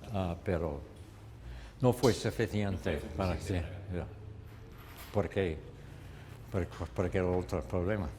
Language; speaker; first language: Spanish; non-native, learner; English